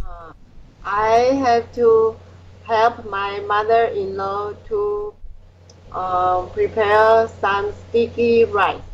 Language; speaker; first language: English; non-native, learner; Chinese